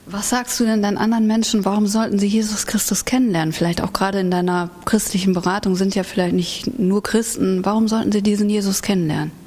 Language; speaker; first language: German; native; German